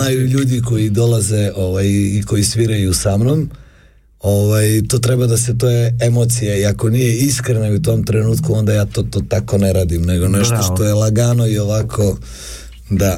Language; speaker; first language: Serbian; native; Serbian